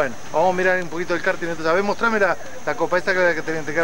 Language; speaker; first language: Spanish; native; Spanish